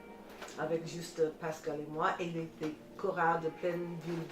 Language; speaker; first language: French; non-native, fluent; English